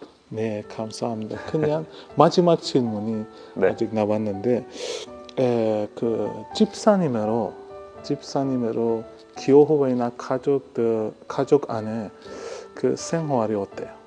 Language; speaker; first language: Korean; non-native, learner; Persian